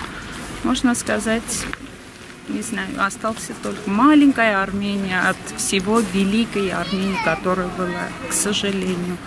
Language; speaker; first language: Russian; non-native, local second language; Armenian